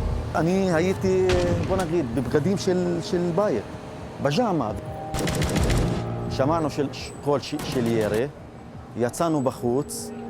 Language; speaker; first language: Hebrew; non-native, local second language; Arabic